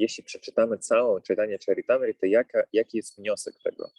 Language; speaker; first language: Polish; native; Polish